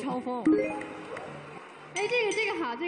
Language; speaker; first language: Chinese; native; Chinese